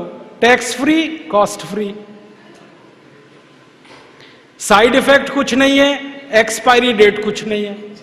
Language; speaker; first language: Hindi; native; Hindi